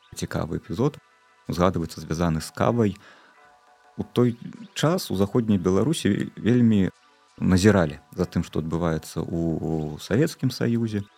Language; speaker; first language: Belarusian; non-native, local second language; Russian